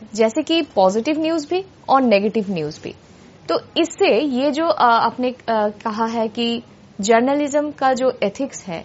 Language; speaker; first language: Hindi; non-native, local second language; Bangla